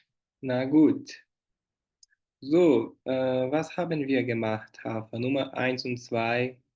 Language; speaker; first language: German; non-native, learner; Portuguese